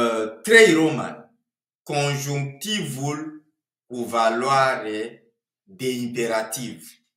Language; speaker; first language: Romanian; non-native, fluent; French